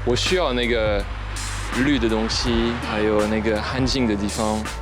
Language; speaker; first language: Chinese; non-native, learner; French